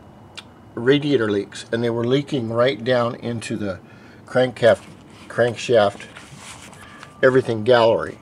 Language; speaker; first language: English; native; English